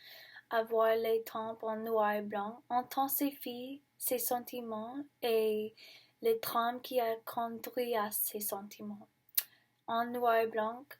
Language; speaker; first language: French; non-native, learner; English